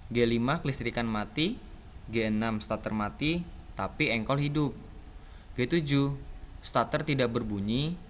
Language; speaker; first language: Indonesian; native; Indonesian